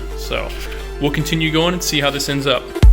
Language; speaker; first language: English; native; English